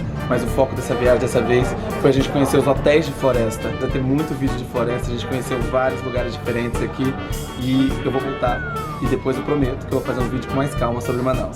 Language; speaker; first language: Portuguese; native; Portuguese